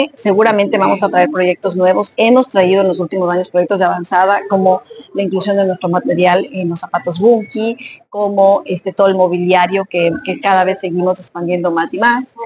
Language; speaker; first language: Spanish; native; Spanish